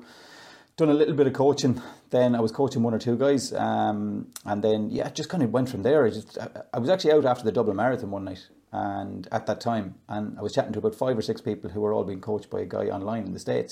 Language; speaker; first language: English; native; English